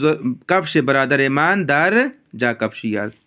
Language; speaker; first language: Persian; non-native, fluent; Urdu